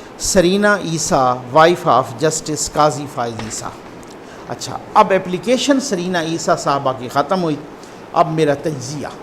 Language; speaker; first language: Urdu; native; Urdu